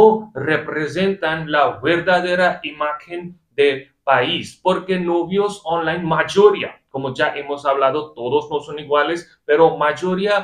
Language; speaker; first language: Spanish; non-native, fluent; Hindi